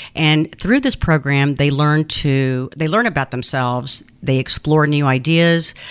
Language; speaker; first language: English; early bilingual, other home language; Spanish